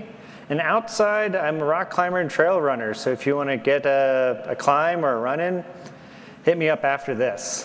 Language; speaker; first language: English; native; English